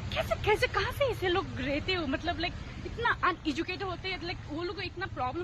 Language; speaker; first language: Hindi; non-native, local second language; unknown